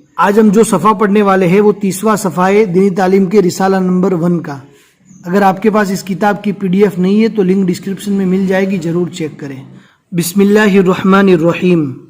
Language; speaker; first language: Urdu; non-native, local second language; Gujarati